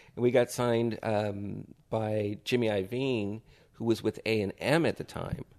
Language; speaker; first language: English; native; English